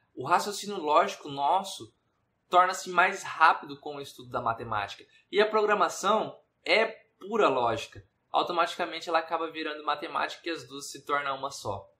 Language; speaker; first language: Portuguese; native; Portuguese